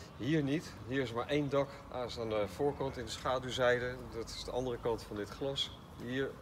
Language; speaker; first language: Dutch; native; Dutch